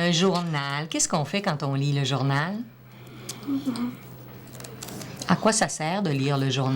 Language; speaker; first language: French; native; French